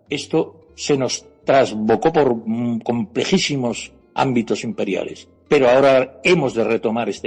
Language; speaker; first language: Spanish; native; Spanish